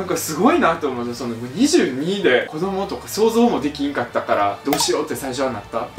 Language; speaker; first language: Japanese; early bilingual, other home language; Russian